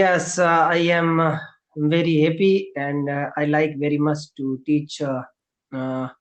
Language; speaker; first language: English; non-native, learner; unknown